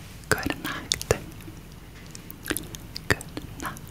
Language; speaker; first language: English; non-native, fluent; Turkish